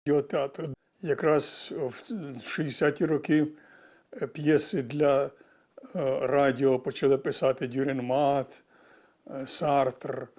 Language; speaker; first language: Ukrainian; native; Ukrainian